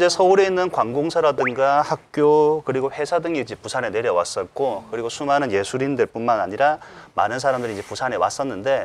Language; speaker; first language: Korean; native; Korean